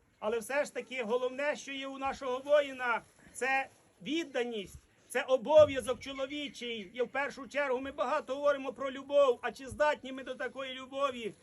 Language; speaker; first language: Ukrainian; native; Ukrainian